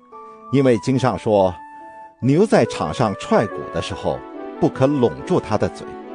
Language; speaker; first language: Chinese; native; Chinese